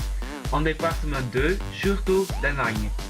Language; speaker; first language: French; non-native, learner; Dutch